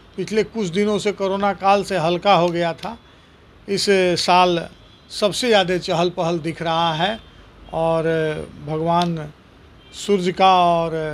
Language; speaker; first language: Hindi; native; Hindi